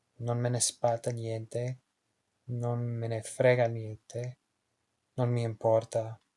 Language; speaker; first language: Italian; non-native, learner; English